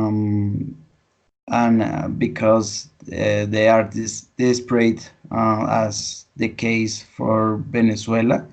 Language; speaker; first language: English; non-native, learner; Spanish